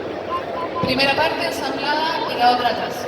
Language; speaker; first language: Spanish; native; Spanish